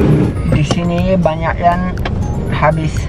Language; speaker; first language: Indonesian; non-native, learner; Turkish